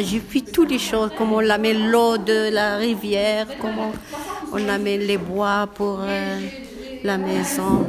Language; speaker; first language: French; non-native, learner; Arabic